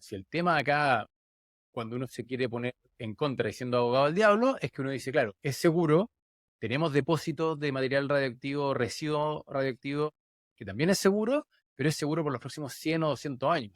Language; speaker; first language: Spanish; native; Spanish